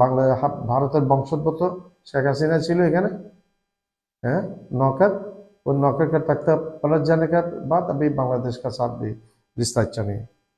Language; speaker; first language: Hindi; non-native, learner; Bangla